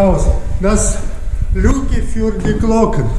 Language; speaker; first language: German; non-native, fluent; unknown